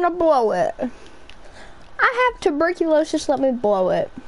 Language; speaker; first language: English; native; English